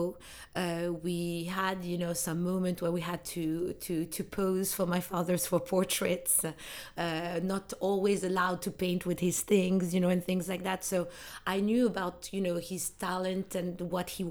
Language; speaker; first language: English; non-native, fluent; Arabic